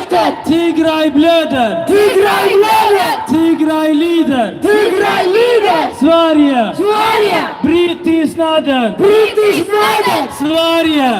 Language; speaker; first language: Swedish; early bilingual, other home language; Tigrinya